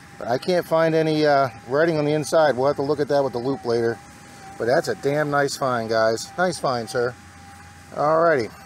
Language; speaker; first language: English; native; English